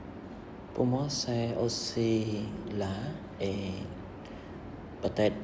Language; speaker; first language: French; non-native, learner; Khmer